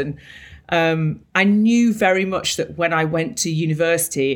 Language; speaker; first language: English; native; English